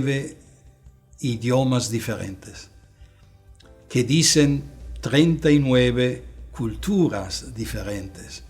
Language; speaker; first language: Spanish; non-native, fluent; Italian